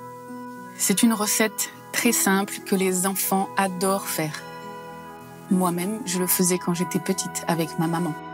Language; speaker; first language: French; native; French